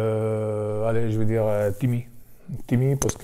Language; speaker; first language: French; non-native, fluent; Spanish